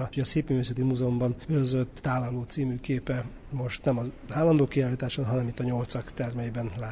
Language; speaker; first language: Hungarian; native; Hungarian